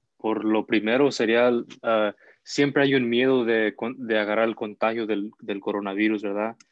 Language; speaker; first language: Spanish; early bilingual, heritage; Spanish